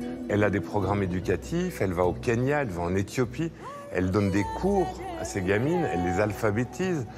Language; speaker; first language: French; native; French